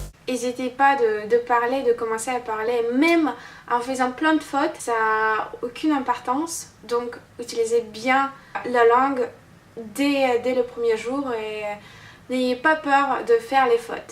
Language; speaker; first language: French; non-native, fluent; Russian